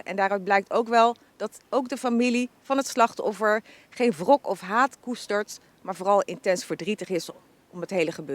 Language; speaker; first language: Dutch; native; Dutch